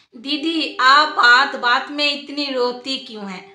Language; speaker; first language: Hindi; non-native, local second language; Bangla